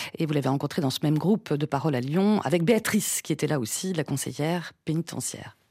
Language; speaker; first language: French; native; French